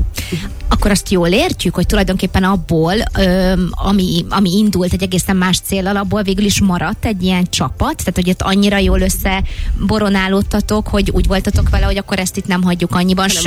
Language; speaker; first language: Hungarian; native; Hungarian